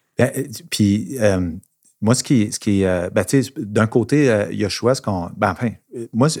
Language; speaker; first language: French; native; French